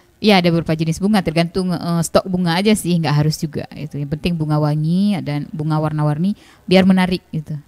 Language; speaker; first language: Indonesian; non-native, local second language; Achinese